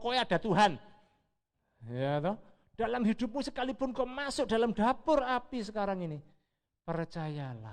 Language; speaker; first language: Indonesian; native; Indonesian